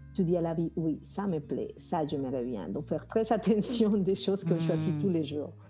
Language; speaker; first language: French; non-native, fluent; Spanish